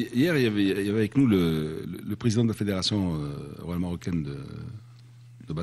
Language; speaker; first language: French; non-native, local second language; Arabic